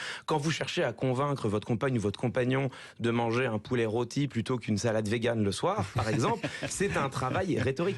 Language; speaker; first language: French; native; French